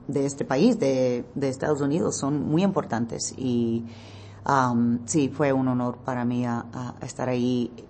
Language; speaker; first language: Spanish; non-native, learner; English